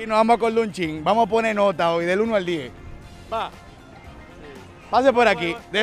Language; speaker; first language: Spanish; native; Spanish